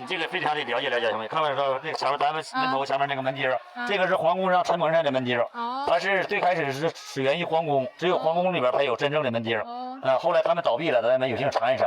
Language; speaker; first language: Chinese; native; Chinese